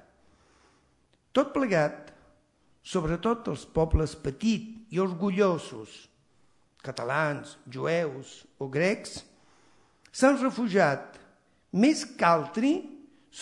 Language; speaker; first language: Catalan; non-native, fluent; Italian